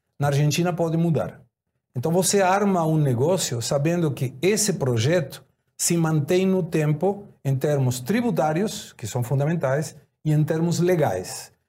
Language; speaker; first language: Portuguese; non-native, fluent; Spanish